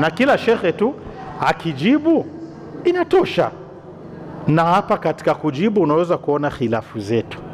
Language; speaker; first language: Swahili; non-native, local second language; Rundi